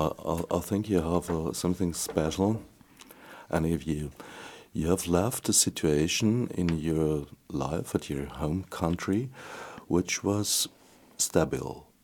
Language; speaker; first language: English; non-native, fluent; German